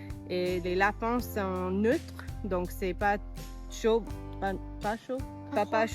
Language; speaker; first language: French; non-native, fluent; English